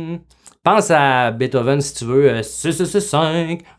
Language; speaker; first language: French; native; French